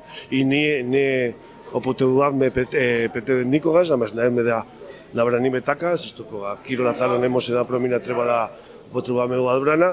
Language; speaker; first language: Macedonian; non-native, fluent; Spanish